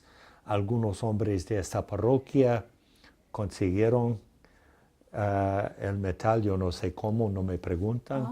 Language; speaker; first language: Spanish; non-native, fluent; English